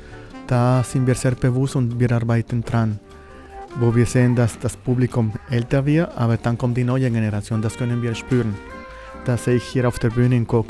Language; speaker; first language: German; non-native, fluent; Spanish